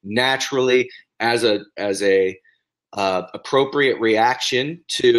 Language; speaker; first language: English; native; English